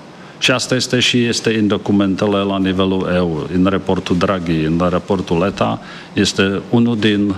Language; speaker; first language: Romanian; non-native, fluent; Czech